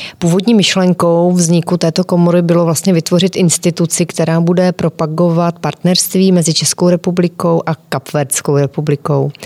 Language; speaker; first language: Czech; native; Czech